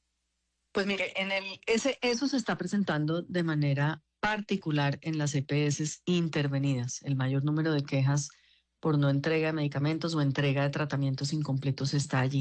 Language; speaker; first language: Spanish; native; Spanish